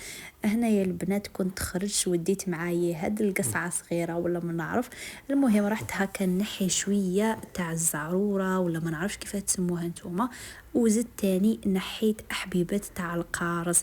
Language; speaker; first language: Arabic; native; Arabic